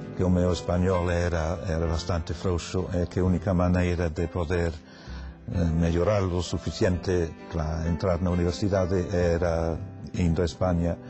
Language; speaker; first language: Galician; non-native, fluent; English